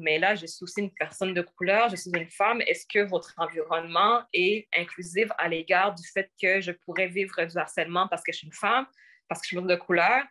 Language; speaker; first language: French; early bilingual, other home language; Rundi